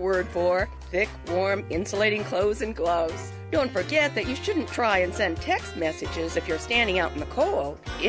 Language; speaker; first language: English; native; English